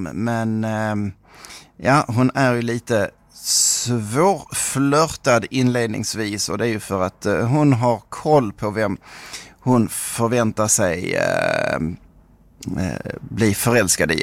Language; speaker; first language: Swedish; native; Swedish